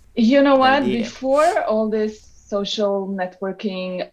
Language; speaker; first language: English; non-native, fluent; Serbian